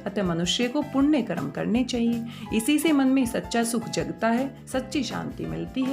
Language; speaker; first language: Hindi; native; Hindi